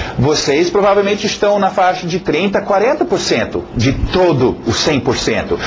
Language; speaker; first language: Portuguese; non-native, fluent; English